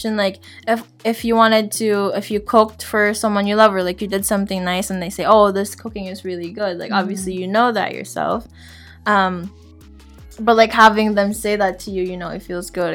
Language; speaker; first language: English; non-native, local second language; Filipino